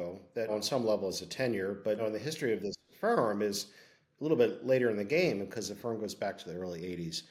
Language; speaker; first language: English; native; English